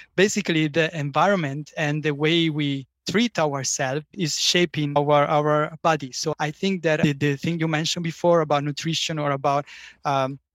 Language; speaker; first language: English; non-native, fluent; Italian